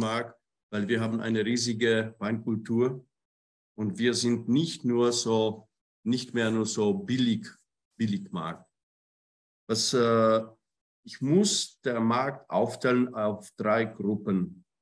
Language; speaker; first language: German; non-native, fluent; Czech